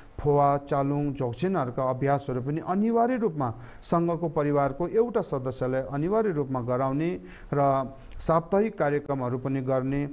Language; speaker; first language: Nepali; non-native, local second language; Eastern Tamang